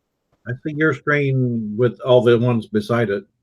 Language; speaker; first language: English; native; English